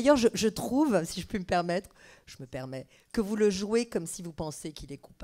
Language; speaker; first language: French; native; French